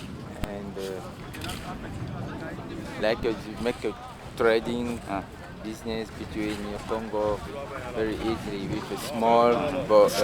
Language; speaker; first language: English; non-native, fluent; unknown